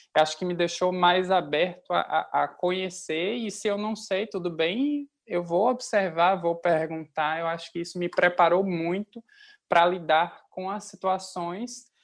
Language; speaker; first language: Portuguese; native; Portuguese